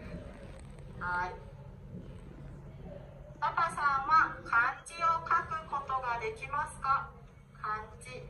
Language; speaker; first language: Japanese; non-native, learner; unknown